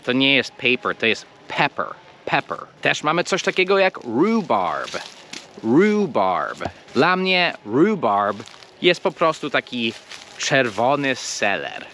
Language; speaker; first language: Polish; non-native, fluent; English